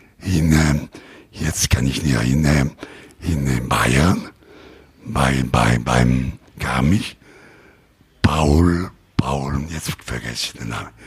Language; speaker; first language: German; non-native, fluent; Italian